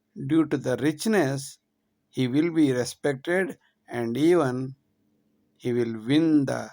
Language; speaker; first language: English; non-native, local second language; Kannada